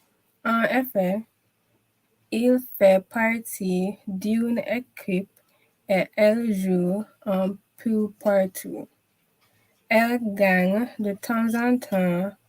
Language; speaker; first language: French; non-native, learner; English